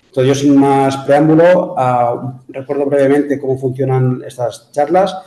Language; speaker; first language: Spanish; non-native, local second language; Catalan